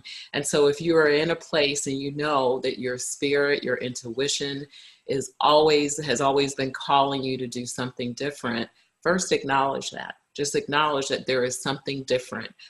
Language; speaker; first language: English; native; English